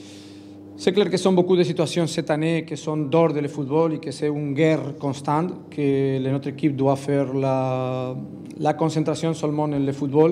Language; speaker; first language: French; non-native, learner; Spanish